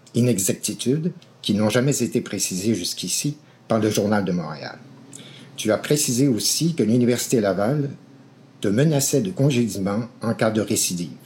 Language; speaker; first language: French; native; French